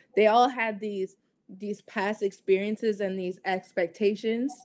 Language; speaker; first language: English; native; English